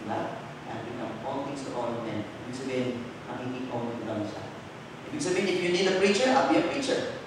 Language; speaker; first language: English; non-native, local second language; Filipino